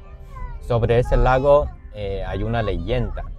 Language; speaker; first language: Spanish; non-native, fluent; Chinese